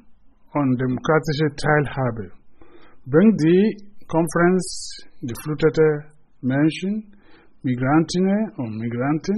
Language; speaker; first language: German; non-native, fluent; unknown